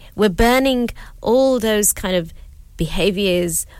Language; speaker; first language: English; early bilingual, other home language; Urdu